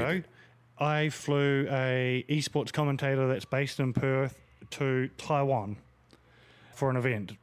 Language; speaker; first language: English; native; English